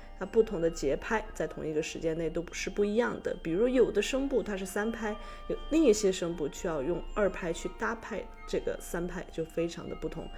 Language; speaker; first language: Chinese; native; Chinese